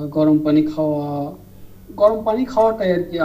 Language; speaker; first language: Bangla; native; Bangla